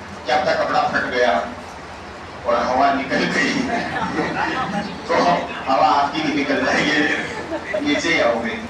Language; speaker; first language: Hindi; native; Hindi